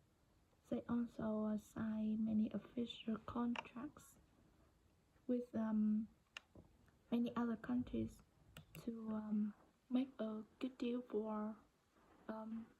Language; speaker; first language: English; non-native, learner; Vietnamese